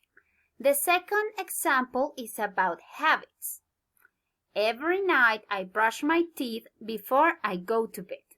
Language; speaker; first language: English; non-native, learner; Spanish